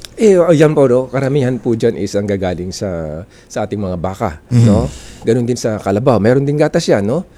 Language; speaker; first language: Filipino; non-native, local second language; Iloko